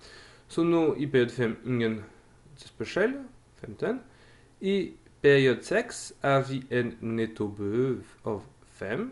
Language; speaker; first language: Norwegian; non-native, fluent; French